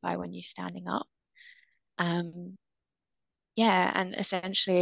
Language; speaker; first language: English; native; English